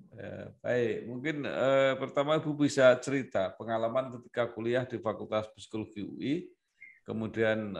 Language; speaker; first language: Indonesian; native; Indonesian